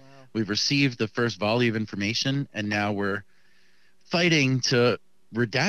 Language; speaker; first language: English; native; English